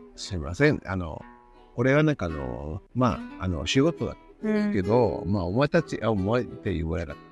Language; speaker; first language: Japanese; non-native, learner; Spanish